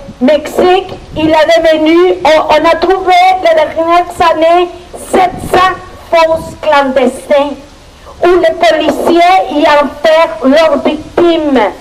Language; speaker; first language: French; non-native, fluent; Spanish